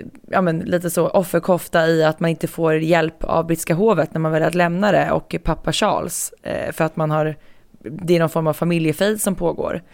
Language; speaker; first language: Swedish; native; Swedish